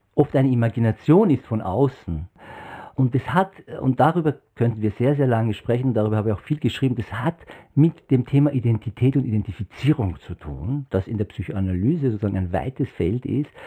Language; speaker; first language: German; non-native, fluent; Persian